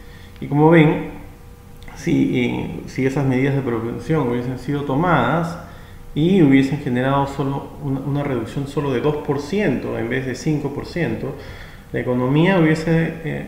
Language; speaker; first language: Spanish; native; Spanish